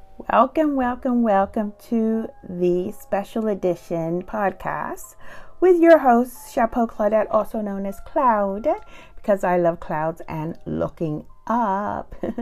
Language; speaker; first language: English; native; English